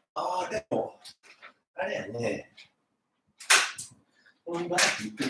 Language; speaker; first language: Japanese; native; Japanese